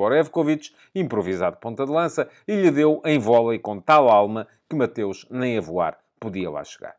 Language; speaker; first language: Portuguese; native; Portuguese